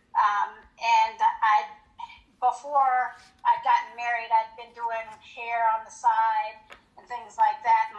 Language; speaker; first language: English; native; English